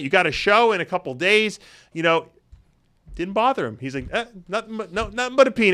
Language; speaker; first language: English; native; English